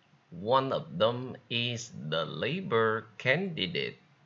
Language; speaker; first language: English; non-native, fluent; Vietnamese